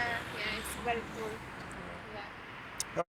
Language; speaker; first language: English; non-native, learner; Hungarian